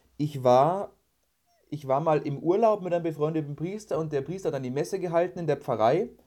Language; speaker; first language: German; native; German